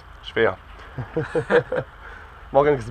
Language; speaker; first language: German; non-native, learner; French